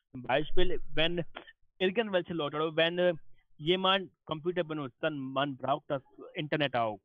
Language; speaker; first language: German; non-native, learner; Hindi